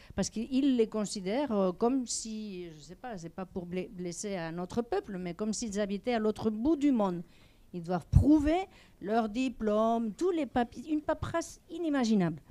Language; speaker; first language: French; non-native, fluent; Spanish